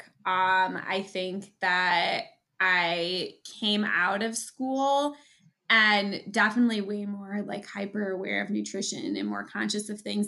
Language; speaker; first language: English; native; English